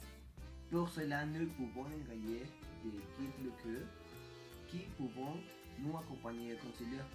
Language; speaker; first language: French; non-native, learner; Spanish